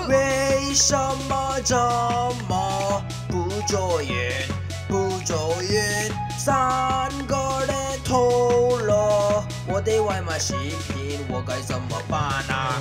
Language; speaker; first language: Chinese; non-native, learner; Korean